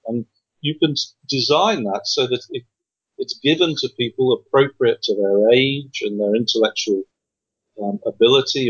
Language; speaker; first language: English; native; English